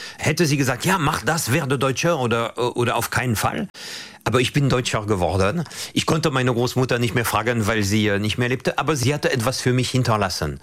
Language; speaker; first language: German; non-native, fluent; French